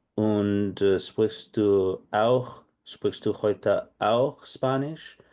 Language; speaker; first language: German; non-native, learner; English